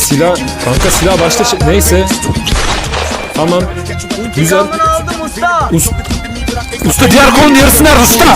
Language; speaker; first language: Turkish; native; Turkish